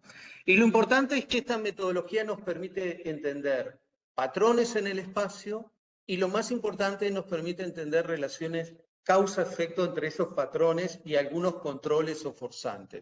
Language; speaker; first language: Spanish; native; Spanish